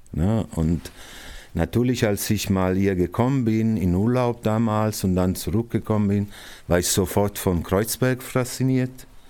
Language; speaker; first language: German; non-native, fluent; Italian